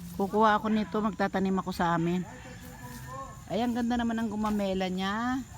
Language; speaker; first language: Filipino; native; Filipino